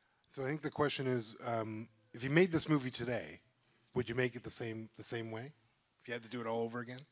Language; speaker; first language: English; native; English